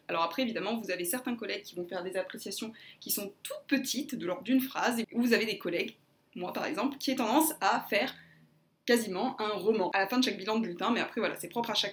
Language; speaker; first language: French; native; French